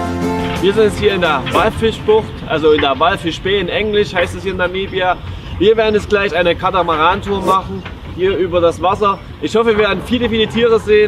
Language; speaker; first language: German; native; German